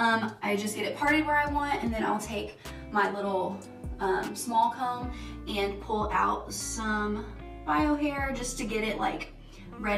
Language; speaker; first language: English; native; English